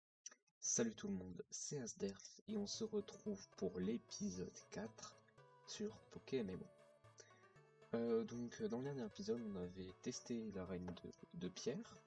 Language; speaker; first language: French; native; French